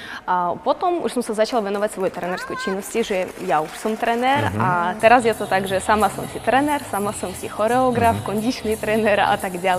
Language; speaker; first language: Slovak; non-native, fluent; Russian